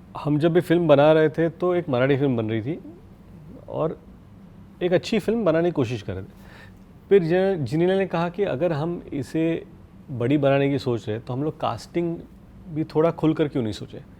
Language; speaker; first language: Hindi; non-native, local second language; Marathi